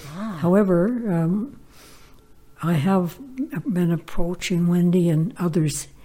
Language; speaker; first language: English; native; English